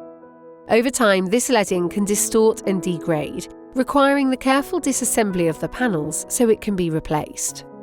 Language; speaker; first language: English; native; English